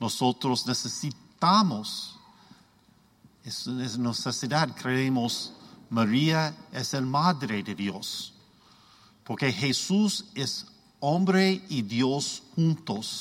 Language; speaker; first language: Spanish; non-native, learner; English